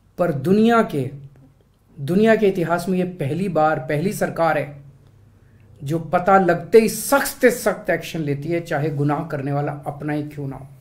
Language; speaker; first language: Hindi; native; Hindi